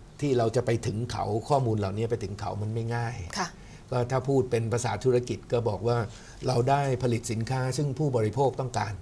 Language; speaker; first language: Thai; native; Thai